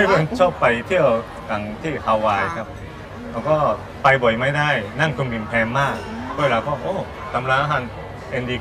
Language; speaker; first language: Thai; non-native, learner; Japanese